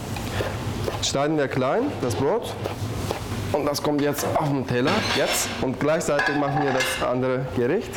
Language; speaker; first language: German; non-native, learner; Turkish